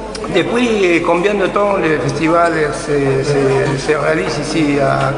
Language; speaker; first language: French; non-native, fluent; Spanish